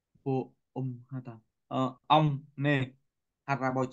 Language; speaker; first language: Korean; non-native, learner; Vietnamese